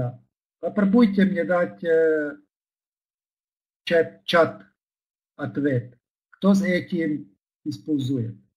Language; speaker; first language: Russian; non-native, learner; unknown